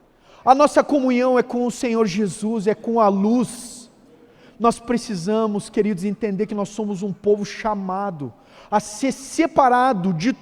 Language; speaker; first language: Portuguese; native; Portuguese